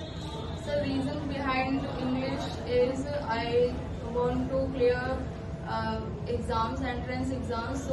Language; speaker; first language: English; non-native, learner; Hindi